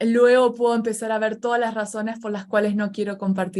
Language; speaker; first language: Spanish; native; Spanish